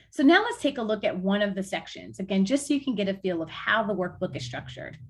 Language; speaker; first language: English; native; English